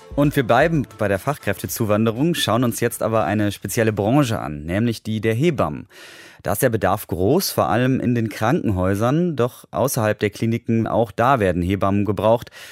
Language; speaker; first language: German; native; German